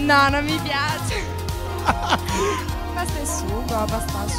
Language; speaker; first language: Italian; early bilingual, other home language; Croatian